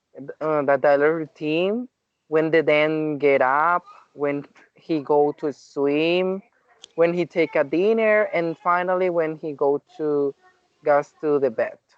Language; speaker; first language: English; non-native, learner; Spanish